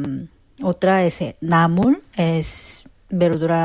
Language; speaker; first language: Spanish; non-native, fluent; Korean